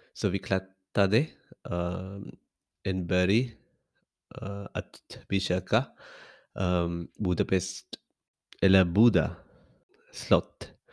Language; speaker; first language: Swedish; non-native, learner; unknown